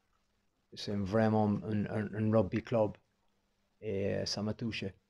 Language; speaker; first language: French; non-native, fluent; English